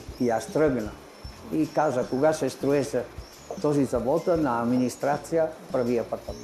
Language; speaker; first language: Bulgarian; non-native, learner; Italian